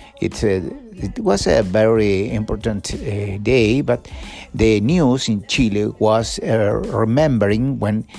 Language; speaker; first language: English; non-native, learner; Spanish